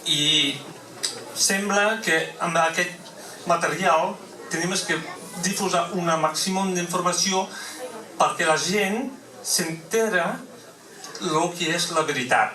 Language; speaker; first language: Catalan; non-native, local second language; French